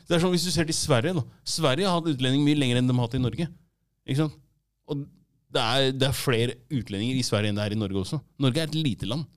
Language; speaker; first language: Norwegian; native; Norwegian